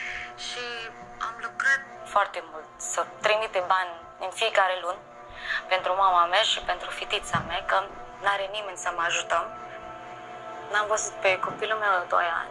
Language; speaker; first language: Romanian; non-native, learner; Filipino